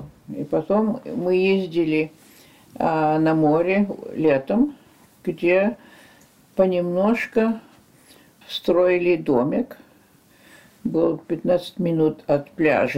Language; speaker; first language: Russian; early bilingual, heritage; French